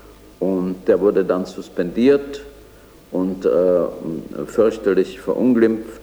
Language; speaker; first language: German; native; German